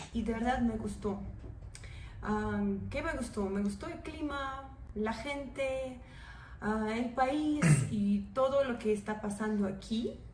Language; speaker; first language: Spanish; non-native, fluent; Russian